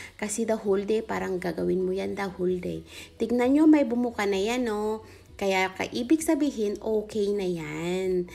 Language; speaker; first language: Filipino; non-native, local second language; Iloko